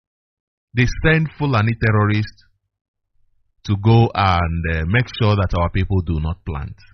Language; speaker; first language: English; non-native, local second language; Igbo